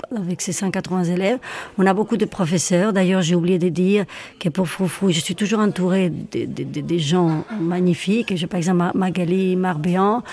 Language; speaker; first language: French; non-native, fluent; Spanish